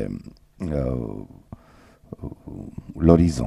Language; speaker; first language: French; non-native, fluent; Romanian